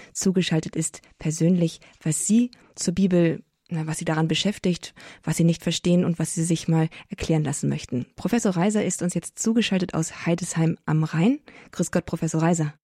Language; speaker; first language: German; native; German